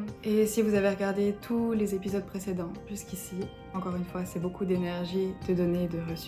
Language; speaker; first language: French; native; French